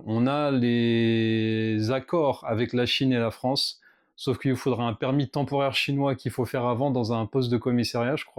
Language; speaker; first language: French; native; French